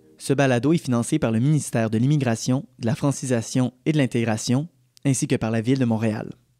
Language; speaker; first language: French; native; French